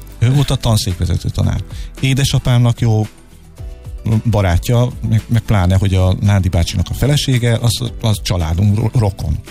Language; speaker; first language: Hungarian; native; Hungarian